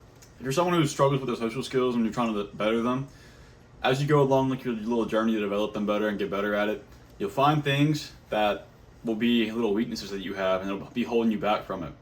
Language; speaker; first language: English; native; English